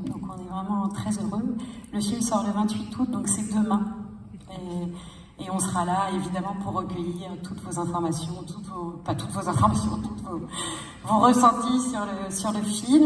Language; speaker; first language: French; native; French